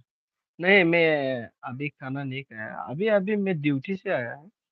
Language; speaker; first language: Hindi; non-native, local second language; Bodo